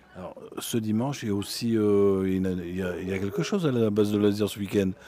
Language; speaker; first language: French; native; French